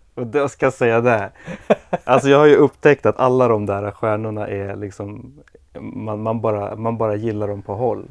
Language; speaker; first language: Swedish; early bilingual, other home language; Persian